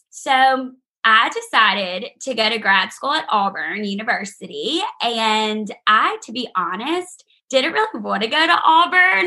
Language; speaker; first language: English; native; English